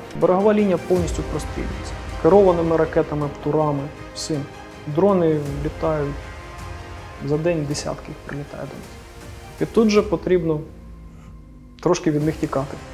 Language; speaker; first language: Ukrainian; non-native, local second language; Russian